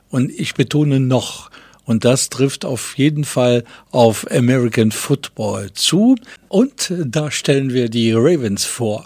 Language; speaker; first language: German; native; German